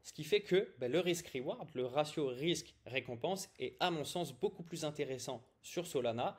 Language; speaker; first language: French; native; French